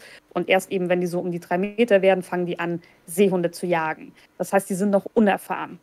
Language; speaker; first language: German; native; German